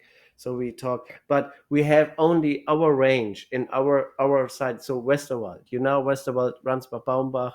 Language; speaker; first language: English; non-native, learner; German